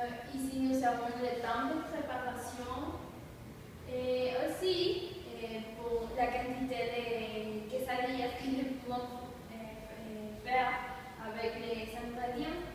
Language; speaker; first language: French; non-native, learner; Spanish